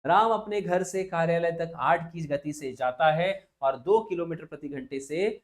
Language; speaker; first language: Hindi; non-native, local second language; Marathi